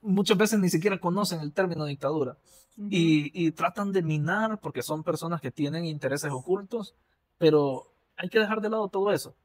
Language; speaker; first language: Spanish; native; Spanish